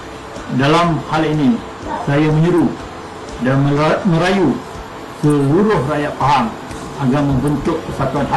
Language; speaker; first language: Malay; native; Malay